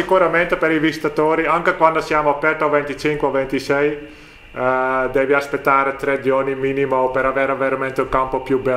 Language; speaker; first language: Italian; non-native, learner; Dutch